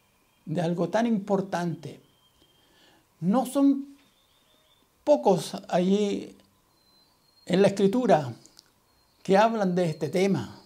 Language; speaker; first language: Spanish; native; Spanish